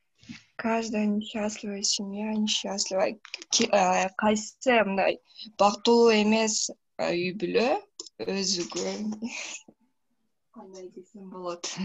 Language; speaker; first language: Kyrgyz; non-native, local second language; Russian